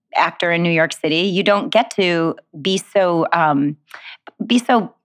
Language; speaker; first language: English; native; English